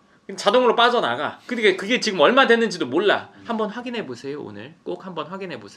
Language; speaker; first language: Korean; native; Korean